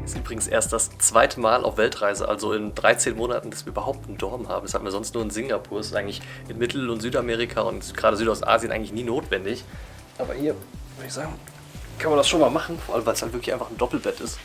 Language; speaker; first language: German; native; German